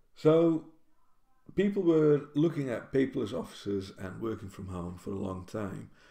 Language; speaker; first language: English; non-native, fluent; Dutch